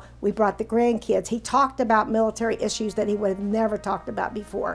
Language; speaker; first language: English; native; English